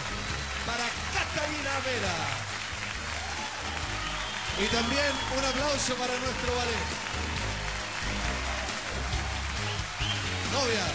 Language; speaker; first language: Spanish; native; Spanish